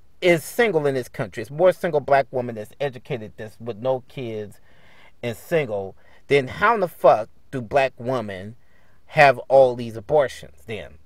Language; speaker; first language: English; native; English